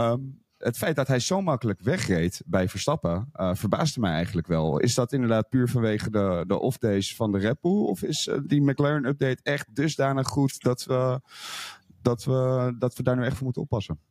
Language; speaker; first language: Dutch; native; Dutch